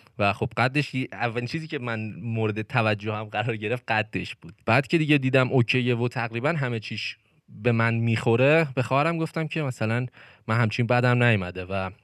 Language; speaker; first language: Persian; native; Persian